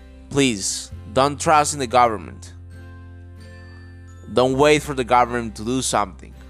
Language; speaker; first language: English; non-native, fluent; Spanish